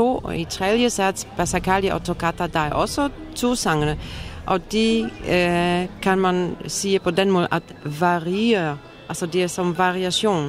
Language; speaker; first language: Danish; non-native, fluent; Polish